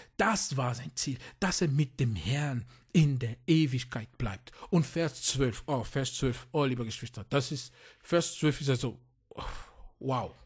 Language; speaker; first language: German; non-native, fluent; French